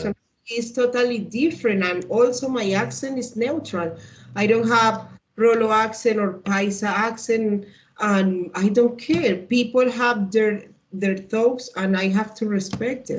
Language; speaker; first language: English; non-native, learner; Spanish